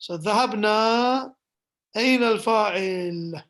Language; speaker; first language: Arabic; non-native, fluent; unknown